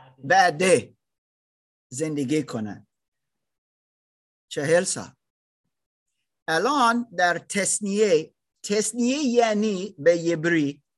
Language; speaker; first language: Persian; non-native, learner; German